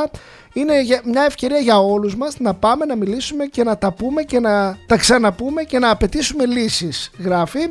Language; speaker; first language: Greek; native; Greek